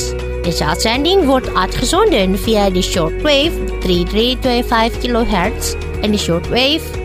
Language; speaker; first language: Dutch; non-native, learner; Indonesian